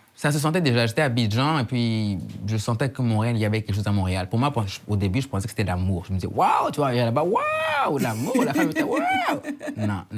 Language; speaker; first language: French; native; French